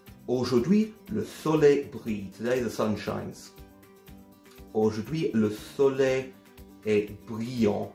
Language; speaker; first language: French; non-native, fluent; English